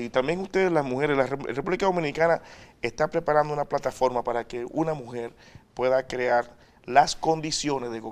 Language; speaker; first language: Spanish; native; Spanish